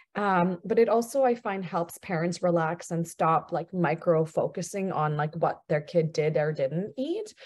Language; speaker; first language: English; early bilingual, other home language; Punjabi